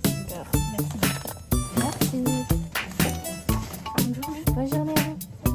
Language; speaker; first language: French; non-native, fluent; Korean